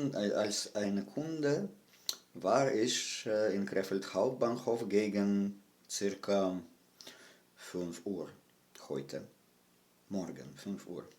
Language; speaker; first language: German; non-native, fluent; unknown